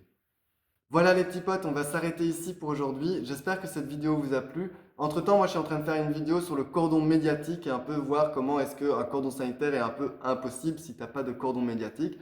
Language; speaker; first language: French; native; French